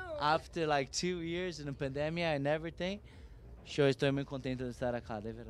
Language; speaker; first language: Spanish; non-native, learner; Portuguese